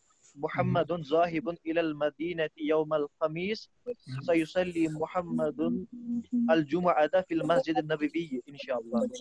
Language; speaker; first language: Arabic; non-native, learner; Urdu